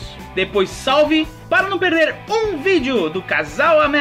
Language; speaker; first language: Portuguese; native; Portuguese